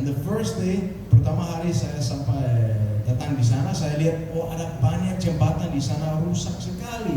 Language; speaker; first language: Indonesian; non-native, fluent; Danish